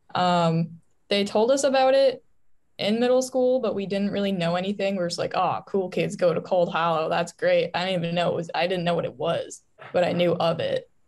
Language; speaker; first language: English; native; English